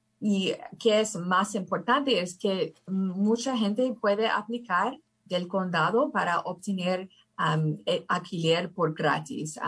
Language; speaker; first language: Spanish; early bilingual, heritage; English